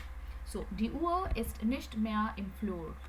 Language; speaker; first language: German; non-native, learner; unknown